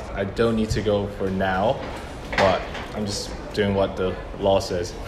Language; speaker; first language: English; early bilingual, other home language; Korean